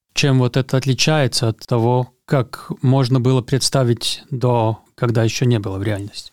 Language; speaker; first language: Russian; non-native, local second language; Latvian